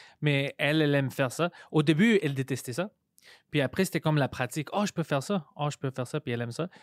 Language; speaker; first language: French; non-native, local second language; Greek